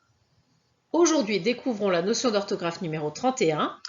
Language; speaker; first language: French; native; French